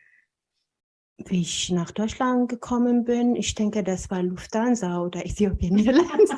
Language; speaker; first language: German; non-native, fluent; Amharic